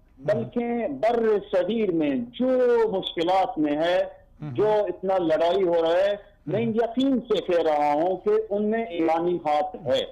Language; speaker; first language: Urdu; non-native, fluent; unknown